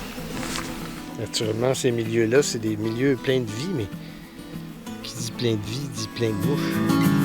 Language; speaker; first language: French; native; French